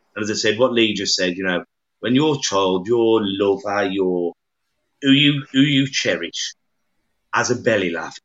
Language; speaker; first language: English; native; English